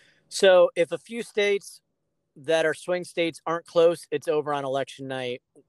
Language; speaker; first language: English; native; English